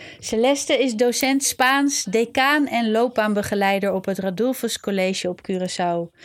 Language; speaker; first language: Dutch; native; Dutch